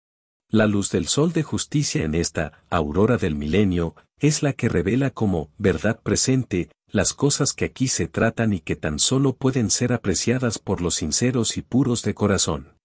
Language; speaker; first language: Spanish; native; Spanish